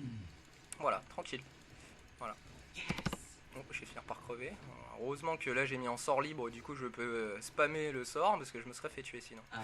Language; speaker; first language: French; native; French